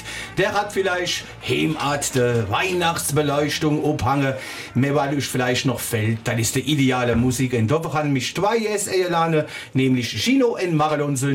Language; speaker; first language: German; native; German